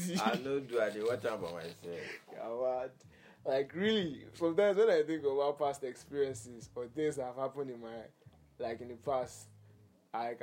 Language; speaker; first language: English; non-native, local second language; Yoruba